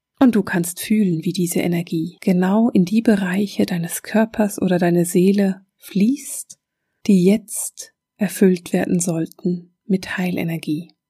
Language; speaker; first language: German; native; German